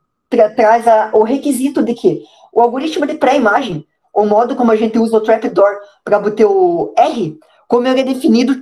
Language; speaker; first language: Portuguese; native; Portuguese